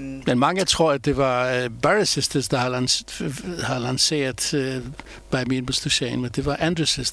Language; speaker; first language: Danish; non-native, fluent; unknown